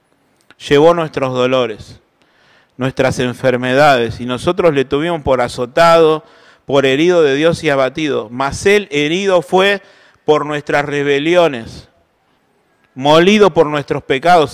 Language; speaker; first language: Spanish; native; Spanish